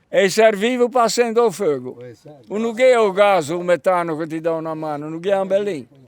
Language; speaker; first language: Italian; native; Italian